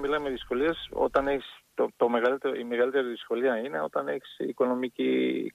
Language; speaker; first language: Greek; non-native, fluent; Arabic